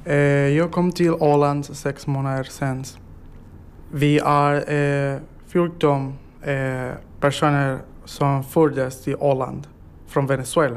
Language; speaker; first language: Swedish; non-native, learner; Spanish